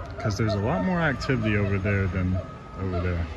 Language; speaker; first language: English; native; English